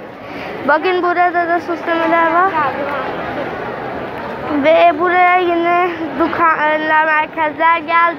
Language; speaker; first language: Turkish; non-native, learner; Urdu